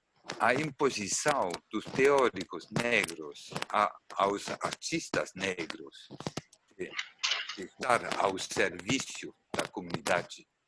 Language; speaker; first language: Portuguese; non-native, learner; German